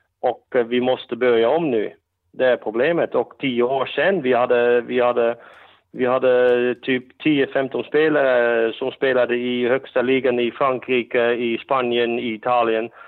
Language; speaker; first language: Swedish; non-native, fluent; Dutch